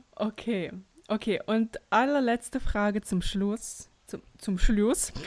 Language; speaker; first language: German; early bilingual, other home language; Russian